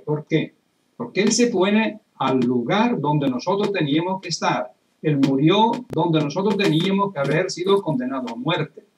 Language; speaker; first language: Spanish; non-native, fluent; Italian